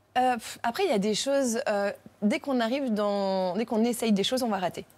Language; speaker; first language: French; native; French